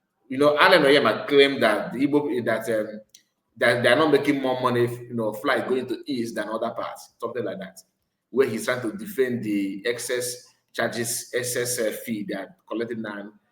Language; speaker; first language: English; non-native, local second language; Igbo